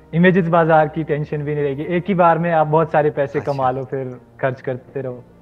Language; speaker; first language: Hindi; native; Hindi